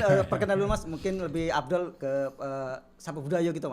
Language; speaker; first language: Indonesian; native; Indonesian